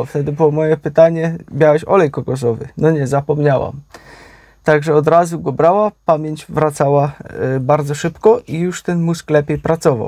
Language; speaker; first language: Polish; native; Polish